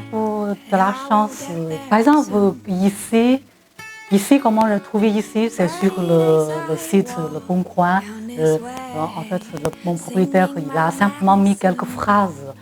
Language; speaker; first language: French; non-native, fluent; Chinese